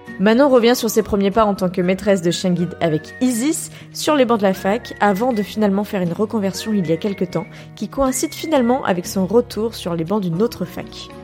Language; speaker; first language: French; native; French